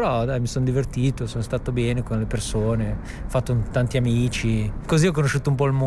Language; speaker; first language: Italian; native; Italian